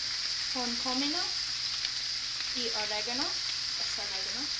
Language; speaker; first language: Spanish; non-native, learner; English